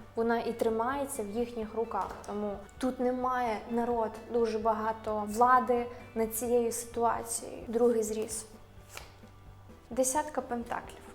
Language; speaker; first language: Ukrainian; non-native, local second language; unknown